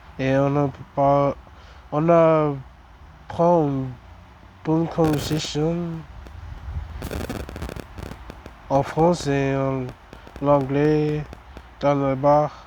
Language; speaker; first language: French; non-native, learner; English